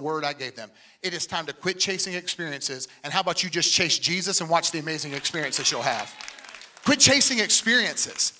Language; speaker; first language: English; native; English